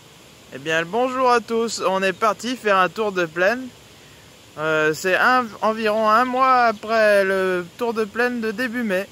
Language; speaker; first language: French; native; French